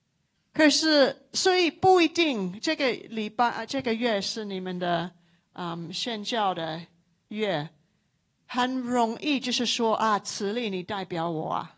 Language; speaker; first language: Chinese; non-native, local second language; English